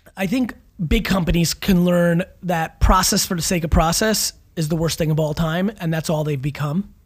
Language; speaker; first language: English; native; English